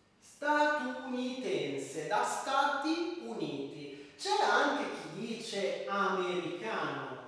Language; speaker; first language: Italian; native; Italian